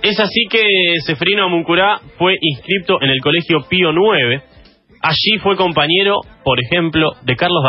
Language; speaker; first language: Spanish; native; Spanish